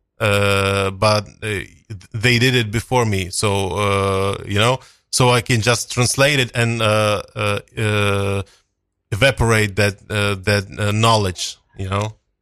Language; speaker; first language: English; non-native, fluent; Ukrainian